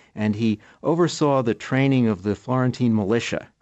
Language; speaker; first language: English; native; English